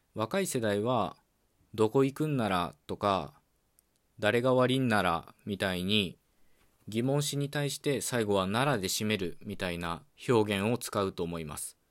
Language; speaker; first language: Japanese; native; Japanese